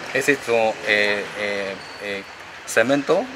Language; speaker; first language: Spanish; non-native, learner; Chinese